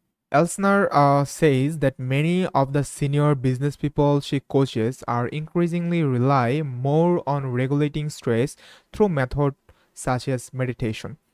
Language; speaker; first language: English; non-native, local second language; Bangla